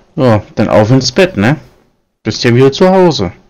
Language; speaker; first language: German; native; German